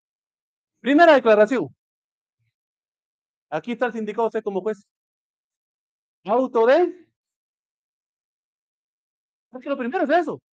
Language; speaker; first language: Spanish; native; Spanish